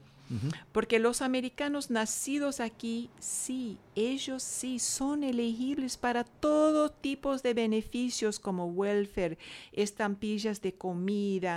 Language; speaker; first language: Spanish; non-native, fluent; English